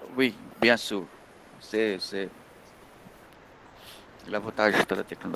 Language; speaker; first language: French; non-native, fluent; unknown